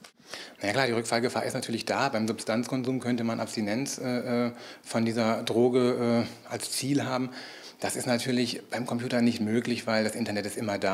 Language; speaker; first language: German; native; German